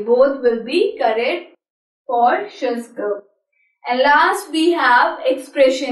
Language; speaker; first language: English; non-native, local second language; Hindi